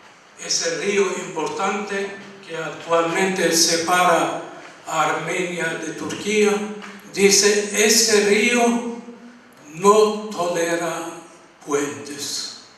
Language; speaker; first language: Spanish; non-native, fluent; Armenian